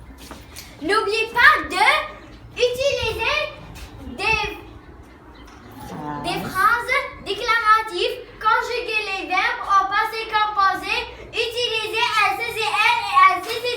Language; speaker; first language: French; non-native, learner; Arabic